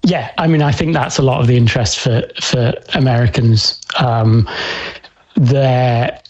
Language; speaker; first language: English; native; English